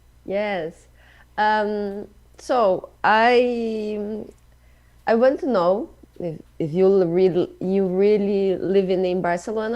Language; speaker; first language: English; non-native, learner; Portuguese